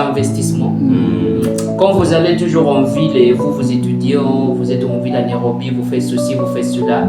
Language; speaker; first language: French; non-native, learner; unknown